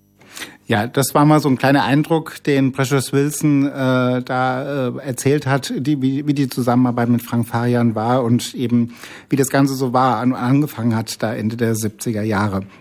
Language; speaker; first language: German; native; German